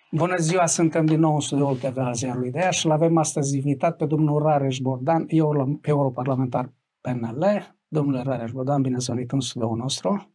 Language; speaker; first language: Romanian; native; Romanian